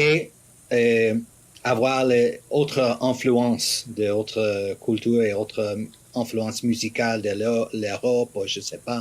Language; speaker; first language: French; non-native, learner; English